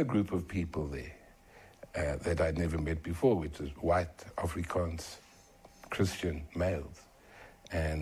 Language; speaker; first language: English; native; English